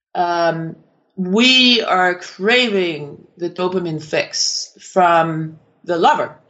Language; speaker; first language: English; non-native, fluent; Danish